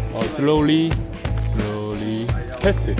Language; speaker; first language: English; non-native, learner; Korean